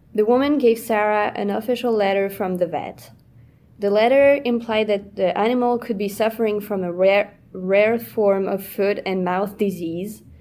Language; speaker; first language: English; non-native, fluent; French